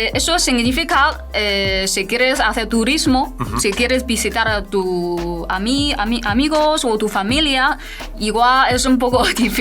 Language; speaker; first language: Spanish; non-native, fluent; Chinese